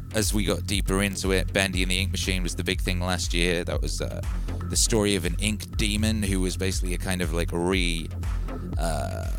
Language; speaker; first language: English; native; English